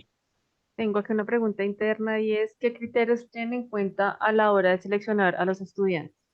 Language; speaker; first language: Spanish; native; Spanish